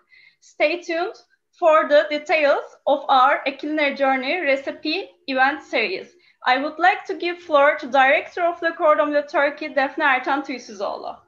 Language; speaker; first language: English; non-native, fluent; Turkish